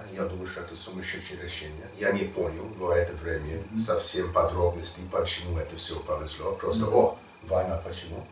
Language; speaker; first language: Russian; non-native, learner; English